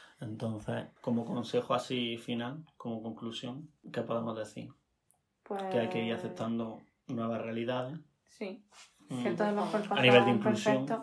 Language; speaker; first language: Spanish; native; Spanish